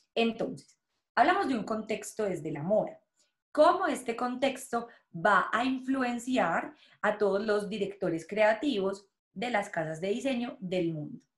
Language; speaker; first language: Spanish; native; Spanish